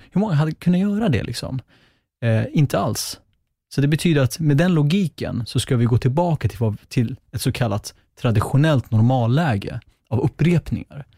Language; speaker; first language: Swedish; early bilingual, other home language; Kurdish